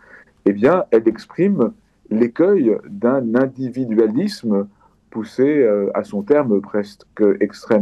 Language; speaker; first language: French; native; French